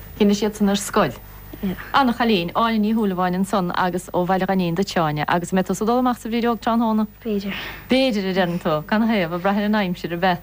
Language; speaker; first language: Irish; native; Irish